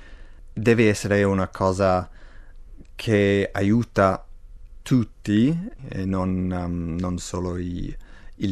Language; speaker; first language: Italian; non-native, fluent; English